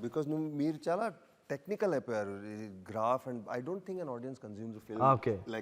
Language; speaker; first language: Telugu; early bilingual, heritage; Telugu